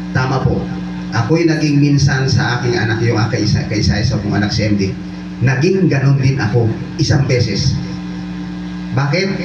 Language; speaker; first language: Filipino; non-native, local second language; Bikol